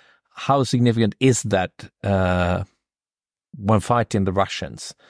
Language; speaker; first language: English; non-native, fluent; Swedish